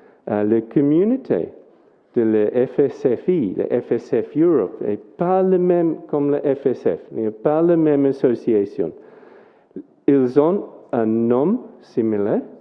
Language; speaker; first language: French; non-native, fluent; English